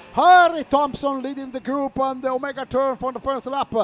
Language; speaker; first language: English; non-native, fluent; Italian